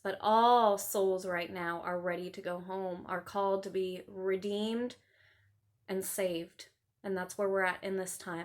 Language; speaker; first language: English; native; English